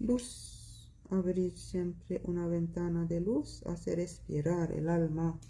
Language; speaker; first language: Spanish; non-native, local second language; Arabic